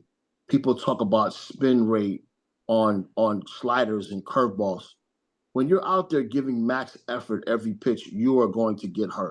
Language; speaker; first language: English; native; English